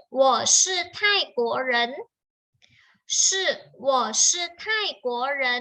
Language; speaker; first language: Chinese; non-native, fluent; Thai